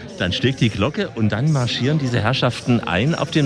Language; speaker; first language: German; native; German